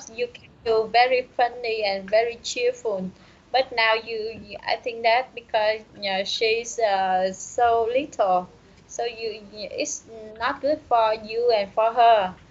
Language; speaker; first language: English; non-native, learner; Vietnamese